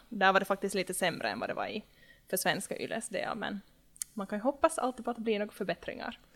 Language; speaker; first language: Swedish; native; Swedish